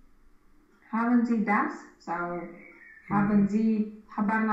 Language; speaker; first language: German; non-native, learner; Romanian